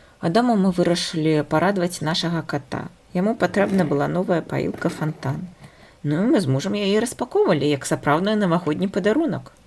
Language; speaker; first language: Belarusian; non-native, local second language; Russian